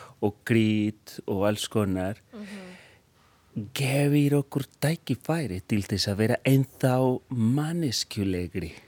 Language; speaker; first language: Icelandic; non-native, fluent; Spanish